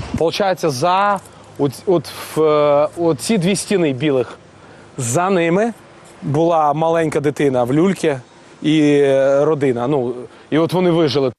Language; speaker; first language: Ukrainian; non-native, local second language; Russian